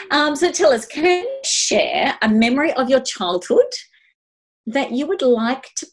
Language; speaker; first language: English; native; English